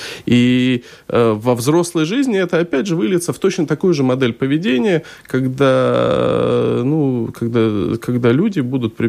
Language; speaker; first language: Russian; native; Russian